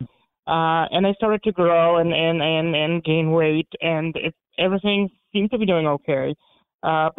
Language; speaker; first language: English; non-native, fluent; Polish